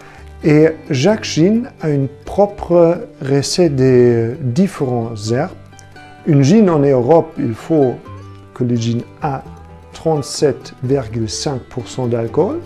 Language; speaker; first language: French; non-native, fluent; German